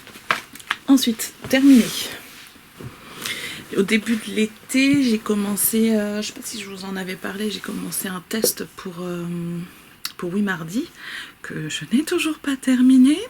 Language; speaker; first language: French; native; French